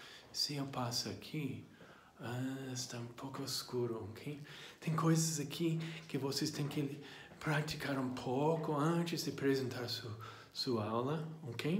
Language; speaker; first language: Portuguese; non-native, fluent; English